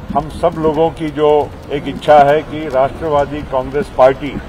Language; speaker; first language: Hindi; non-native, local second language; Marathi